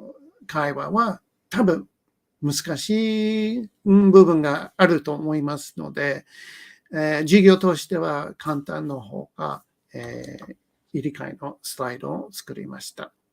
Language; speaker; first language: Japanese; non-native, learner; English